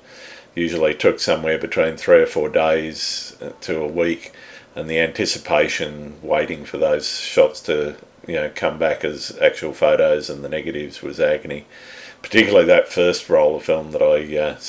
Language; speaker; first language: English; native; English